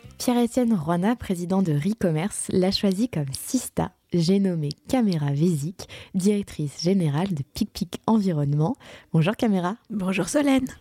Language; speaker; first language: French; native; French